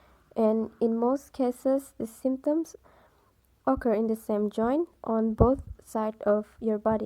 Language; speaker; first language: English; non-native, local second language; Malay